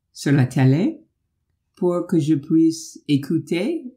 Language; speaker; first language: French; non-native, fluent; English